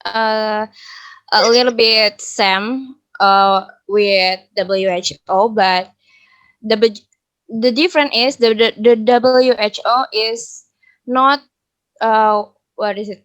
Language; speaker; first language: English; non-native, learner; Indonesian